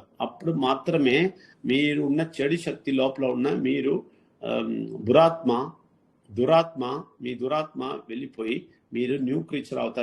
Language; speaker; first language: Telugu; non-native, learner; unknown